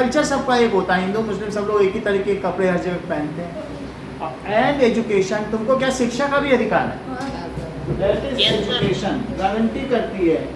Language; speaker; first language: Hindi; native; Hindi